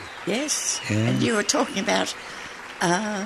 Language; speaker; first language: English; native; English